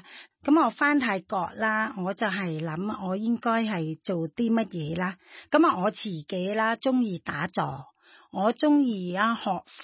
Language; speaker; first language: Chinese; non-native, fluent; Thai